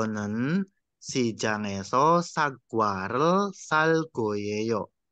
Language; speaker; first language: Korean; non-native, fluent; Indonesian